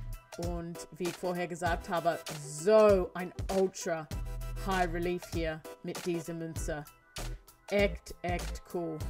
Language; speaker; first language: German; non-native, learner; English